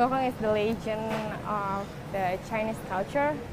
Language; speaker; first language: English; non-native, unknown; Indonesian